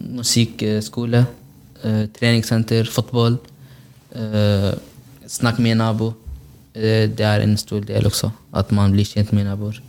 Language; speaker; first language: Norwegian; non-native, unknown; Arabic